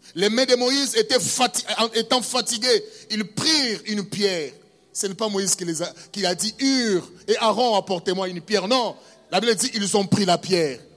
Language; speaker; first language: French; non-native, local second language; Luba-Lulua